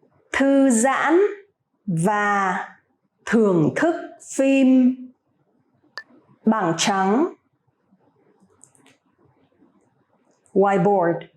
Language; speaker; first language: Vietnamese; native; Vietnamese